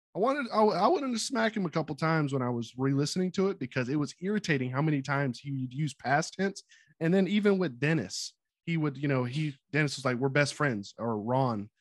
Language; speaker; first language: English; native; English